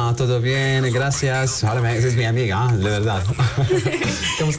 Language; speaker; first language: Spanish; non-native, learner; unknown